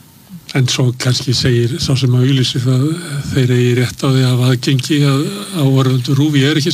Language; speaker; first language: Icelandic; native; Icelandic